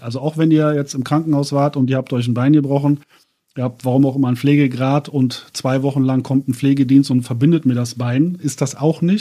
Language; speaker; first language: German; native; German